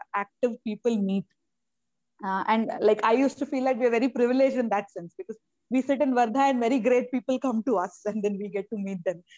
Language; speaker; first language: English; non-native, local second language; Malayalam